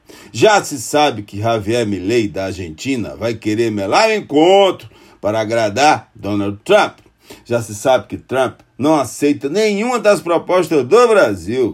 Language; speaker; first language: Portuguese; native; Portuguese